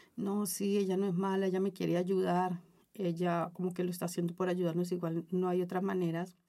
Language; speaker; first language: Spanish; native; Spanish